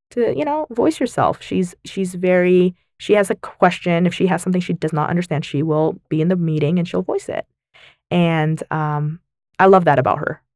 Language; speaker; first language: English; early bilingual, other home language; Vietnamese